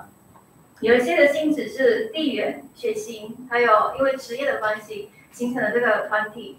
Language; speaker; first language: Chinese; native; Chinese